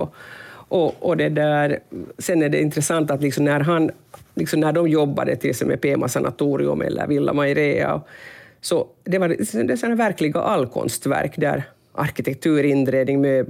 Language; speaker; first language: Swedish; non-native, local second language; Finnish